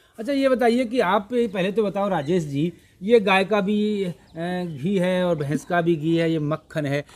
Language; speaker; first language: Hindi; native; Hindi